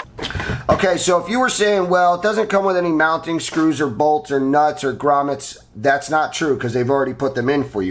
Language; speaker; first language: English; native; English